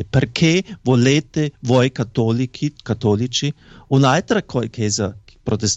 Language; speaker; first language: Italian; non-native, fluent; German